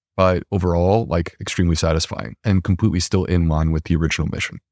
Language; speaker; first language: English; native; English